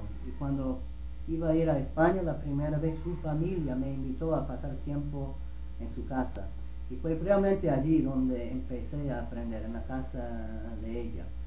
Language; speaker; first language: Spanish; non-native, fluent; English